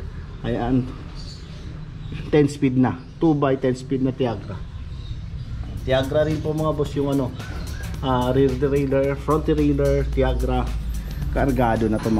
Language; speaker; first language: Filipino; native; Filipino